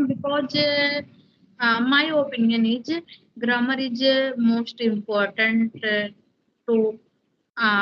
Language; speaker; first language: English; non-native, learner; Hindi